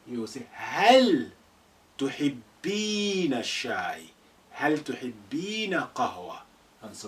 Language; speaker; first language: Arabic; non-native, fluent; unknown